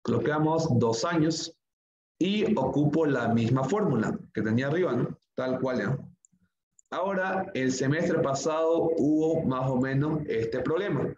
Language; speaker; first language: Spanish; native; Spanish